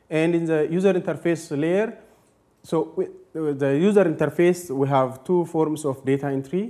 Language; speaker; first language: English; non-native, fluent; Amharic